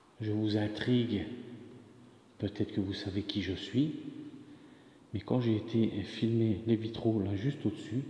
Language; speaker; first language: French; native; French